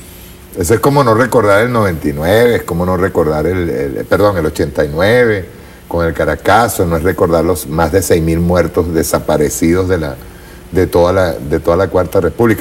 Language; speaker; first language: Spanish; native; Spanish